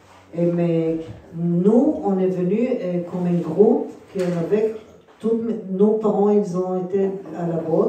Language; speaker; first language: French; early bilingual, heritage; Hebrew